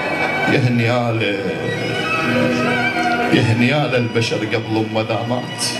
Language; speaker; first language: Arabic; native; Arabic